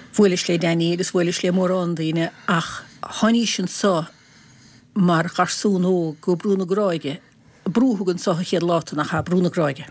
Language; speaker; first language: Irish; native; Irish